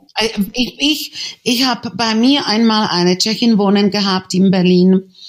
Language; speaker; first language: German; non-native, fluent; Czech